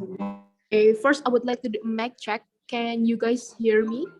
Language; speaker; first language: English; non-native, fluent; Indonesian